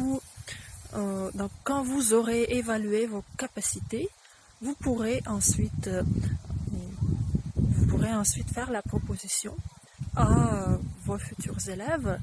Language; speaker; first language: French; non-native, fluent; Russian